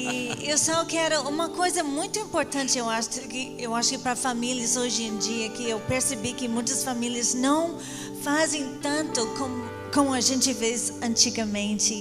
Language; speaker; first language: Portuguese; non-native, fluent; English